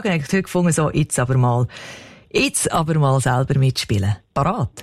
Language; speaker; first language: German; native; German